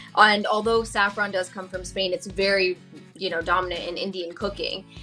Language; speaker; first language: English; early bilingual, other home language; Gujarati